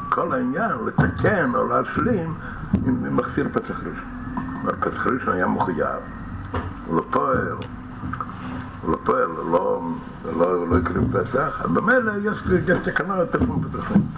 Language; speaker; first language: Hebrew; non-native, fluent; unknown